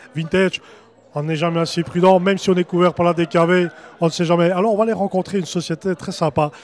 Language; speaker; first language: French; native; French